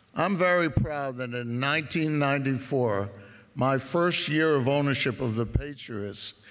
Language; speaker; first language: English; native; English